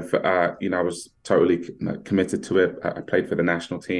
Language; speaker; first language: English; native; English